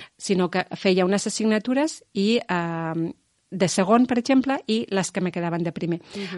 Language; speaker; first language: Catalan; non-native, local second language; Spanish